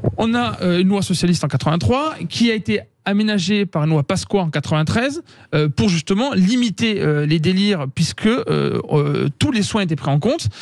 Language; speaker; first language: French; native; French